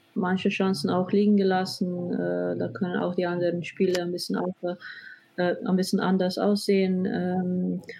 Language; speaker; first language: German; non-native, fluent; Slovenian